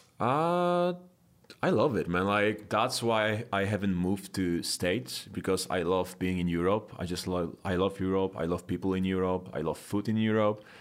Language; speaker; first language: English; non-native, fluent; Polish